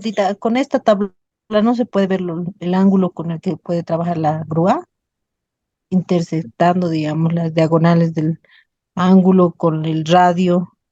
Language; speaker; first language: Spanish; native; Spanish